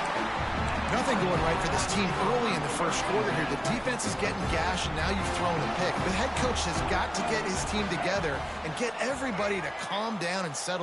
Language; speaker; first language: English; native; English